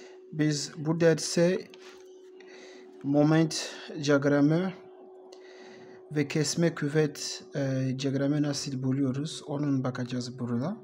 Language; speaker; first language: Turkish; non-native, learner; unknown